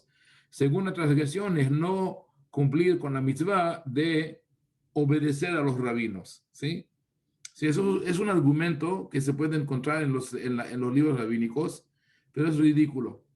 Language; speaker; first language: Spanish; non-native, fluent; Hebrew